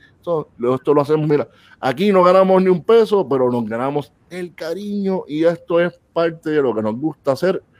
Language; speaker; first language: Spanish; native; Spanish